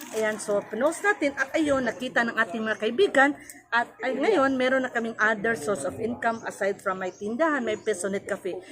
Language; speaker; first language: Filipino; native; Filipino